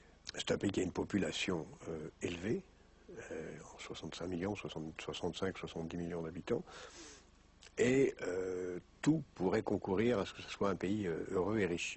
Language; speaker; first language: French; native; French